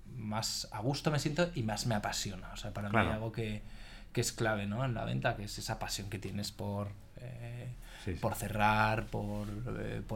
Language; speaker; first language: Spanish; native; Spanish